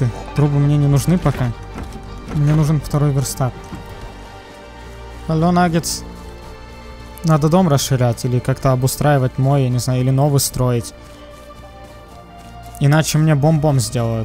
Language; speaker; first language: Russian; native; Russian